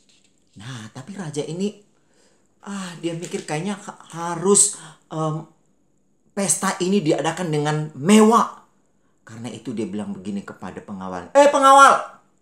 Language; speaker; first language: Malay; native; Malay